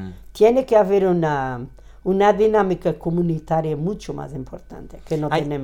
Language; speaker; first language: Spanish; non-native, fluent; Portuguese